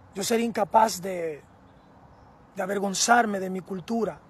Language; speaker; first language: Spanish; early bilingual, heritage; Spanish